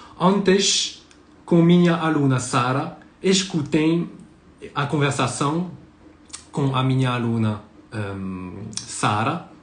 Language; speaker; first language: Portuguese; non-native, learner; French